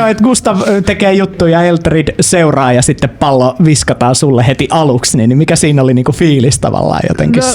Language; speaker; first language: Finnish; native; Finnish